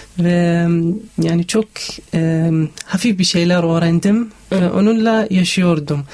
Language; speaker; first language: Turkish; non-native, learner; Arabic